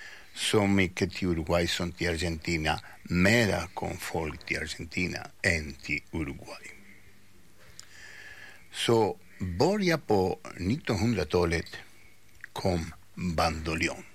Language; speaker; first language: Swedish; non-native, learner; Spanish